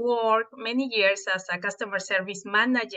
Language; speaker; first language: English; non-native, fluent; Spanish